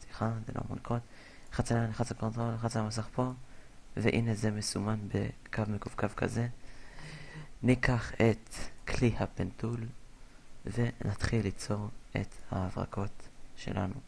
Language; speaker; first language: Hebrew; native; Hebrew